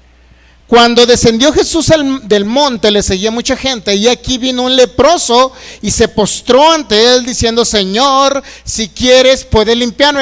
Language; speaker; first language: Spanish; native; Spanish